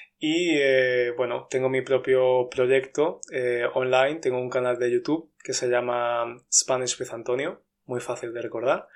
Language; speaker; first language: Spanish; native; Spanish